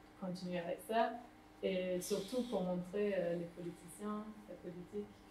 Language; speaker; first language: French; non-native, fluent; Dutch